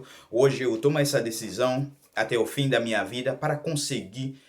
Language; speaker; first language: Portuguese; non-native, learner; Haitian Creole